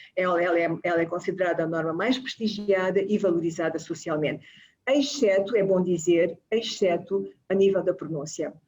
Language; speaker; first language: Portuguese; native; Portuguese